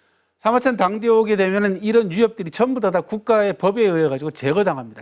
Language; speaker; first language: Korean; native; Korean